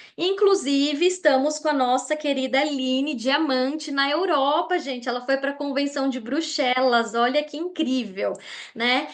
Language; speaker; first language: Portuguese; native; Portuguese